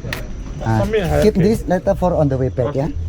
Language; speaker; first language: English; non-native, fluent; Indonesian